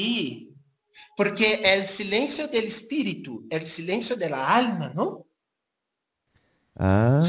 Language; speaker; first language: Spanish; non-native, learner; Portuguese